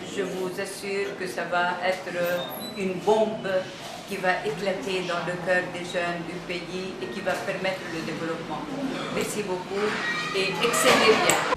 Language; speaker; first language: French; non-native, local second language; Arabic